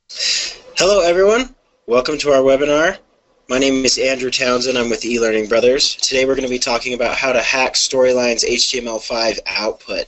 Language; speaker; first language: English; native; English